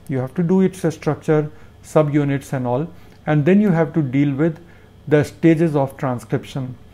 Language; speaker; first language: English; non-native, local second language; Hindi